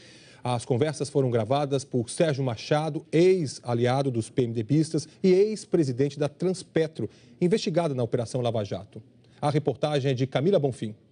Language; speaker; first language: Portuguese; native; Portuguese